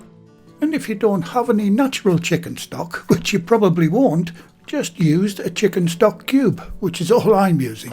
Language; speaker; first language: English; native; English